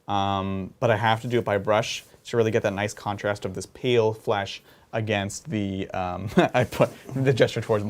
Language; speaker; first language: English; native; English